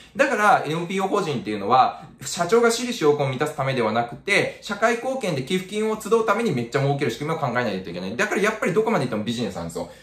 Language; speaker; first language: Japanese; native; Japanese